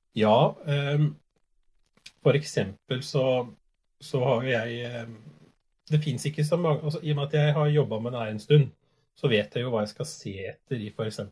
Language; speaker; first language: Norwegian; native; Norwegian